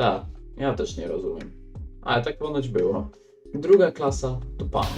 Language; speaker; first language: Polish; native; Polish